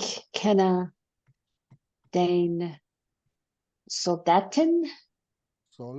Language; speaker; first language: German; non-native, learner; English